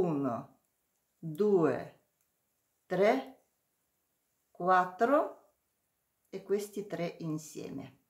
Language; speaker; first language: Italian; non-native, learner; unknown